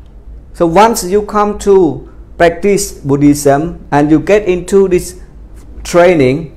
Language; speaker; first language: English; non-native, fluent; Khmer